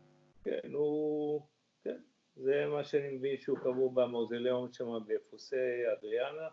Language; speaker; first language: Hebrew; early bilingual, other home language; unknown